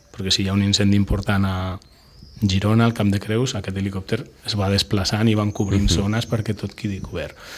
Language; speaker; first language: Catalan; non-native, local second language; Spanish